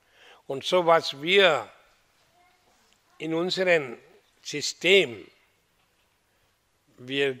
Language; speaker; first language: German; non-native, learner; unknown